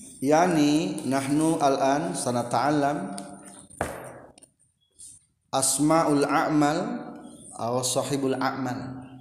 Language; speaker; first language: Arabic; non-native, fluent; Indonesian